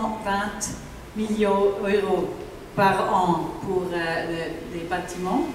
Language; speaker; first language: French; non-native, learner; German